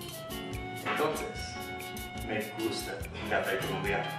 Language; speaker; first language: Spanish; non-native, learner; English